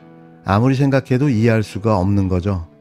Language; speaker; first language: Korean; native; Korean